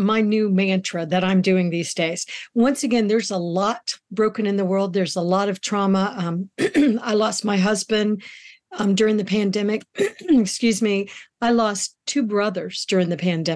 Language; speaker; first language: English; native; English